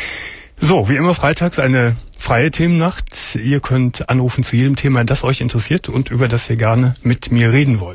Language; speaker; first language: German; native; German